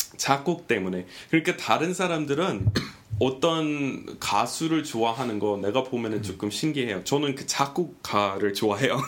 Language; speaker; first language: Korean; non-native, fluent; English